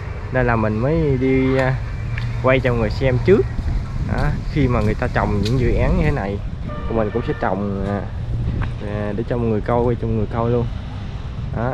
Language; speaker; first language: Vietnamese; native; Vietnamese